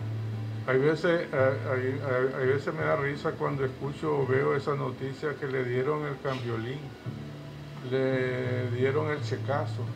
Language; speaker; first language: Spanish; native; Spanish